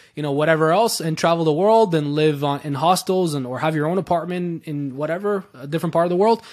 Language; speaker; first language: English; early bilingual, other home language; Persian